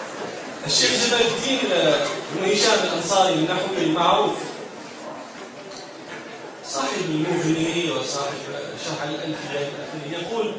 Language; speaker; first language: Arabic; native; Arabic